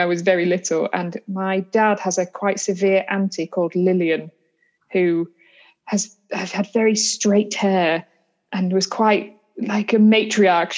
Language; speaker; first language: English; native; English